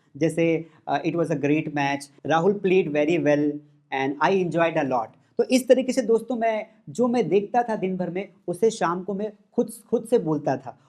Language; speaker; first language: Hindi; native; Hindi